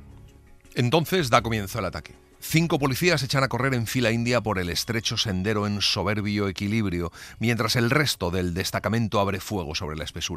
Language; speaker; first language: Spanish; native; Spanish